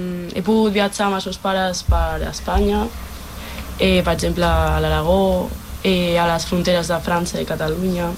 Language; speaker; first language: Catalan; non-native, local second language; Spanish